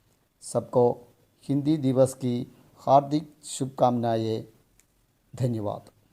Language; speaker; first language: Hindi; non-native, local second language; Malayalam